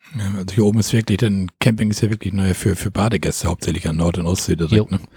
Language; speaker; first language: German; native; German